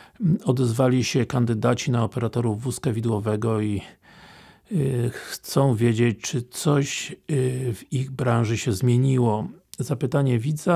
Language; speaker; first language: Polish; native; Polish